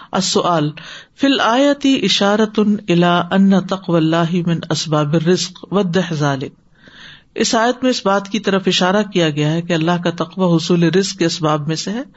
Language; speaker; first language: Urdu; native; Urdu